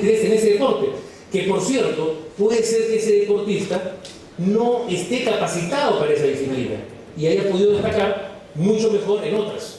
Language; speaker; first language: Spanish; native; Spanish